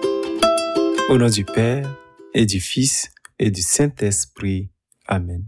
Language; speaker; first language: French; native; French